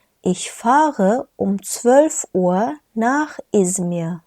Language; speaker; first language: German; non-native, fluent; Turkish